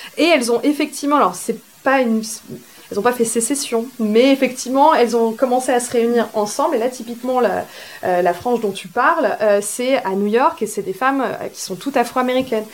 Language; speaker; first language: French; native; French